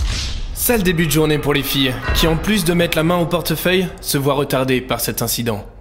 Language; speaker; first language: French; native; French